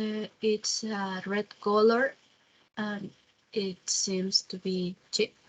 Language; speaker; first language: English; non-native, learner; Spanish